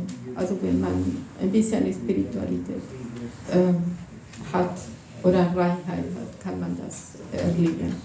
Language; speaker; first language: German; non-native, fluent; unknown